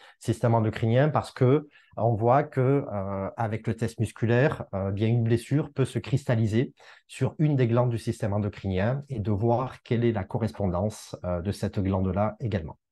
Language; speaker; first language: French; native; French